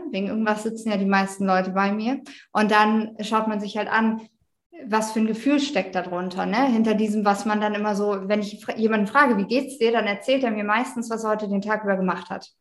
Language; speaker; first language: German; native; German